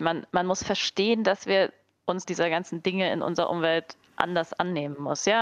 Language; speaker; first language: German; native; German